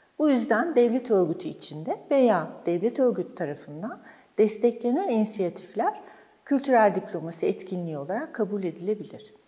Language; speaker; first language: Turkish; native; Turkish